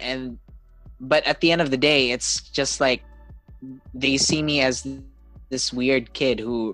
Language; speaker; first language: English; non-native, local second language; Cebuano